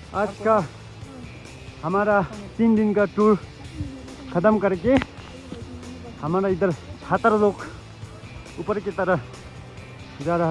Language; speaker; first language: Hindi; non-native, local second language; Nepali